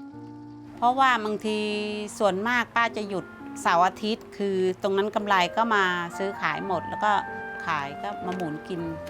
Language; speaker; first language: Thai; native; Thai